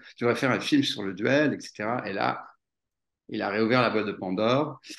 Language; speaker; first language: French; native; French